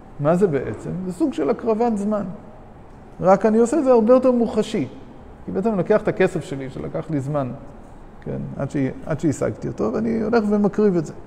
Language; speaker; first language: Hebrew; non-native, fluent; English